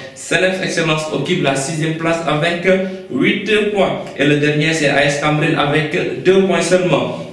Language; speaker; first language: French; non-native, local second language; Wolof